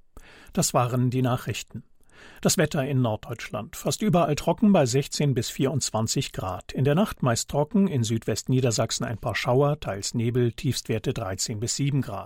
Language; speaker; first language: German; native; German